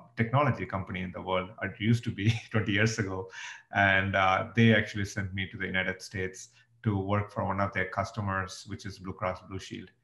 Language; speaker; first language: English; non-native, local second language; Tamil